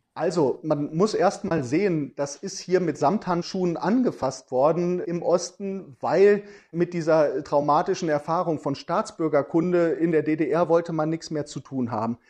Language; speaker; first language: German; native; German